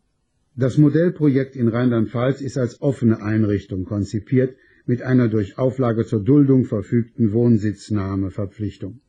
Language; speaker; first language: German; native; German